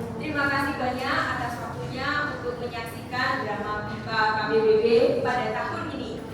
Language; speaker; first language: Indonesian; native; Indonesian